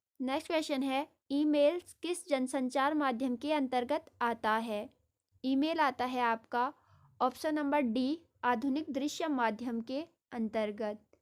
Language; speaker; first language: Hindi; native; Hindi